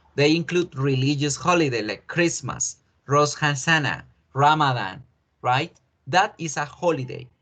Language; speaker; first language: English; non-native, fluent; Spanish